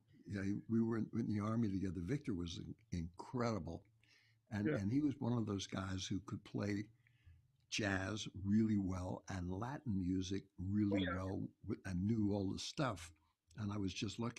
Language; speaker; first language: English; native; English